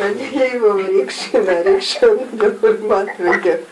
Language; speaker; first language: Russian; native; Russian